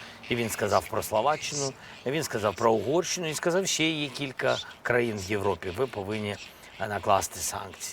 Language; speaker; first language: Ukrainian; non-native, local second language; Russian